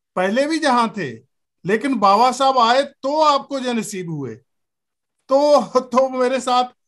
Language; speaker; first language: Hindi; native; Hindi